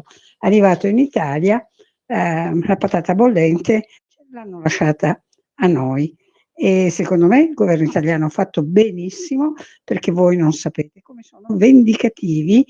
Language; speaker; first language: Italian; early bilingual, heritage; Italian